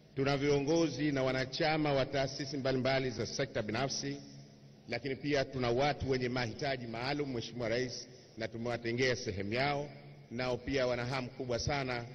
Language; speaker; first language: Swahili; native; Swahili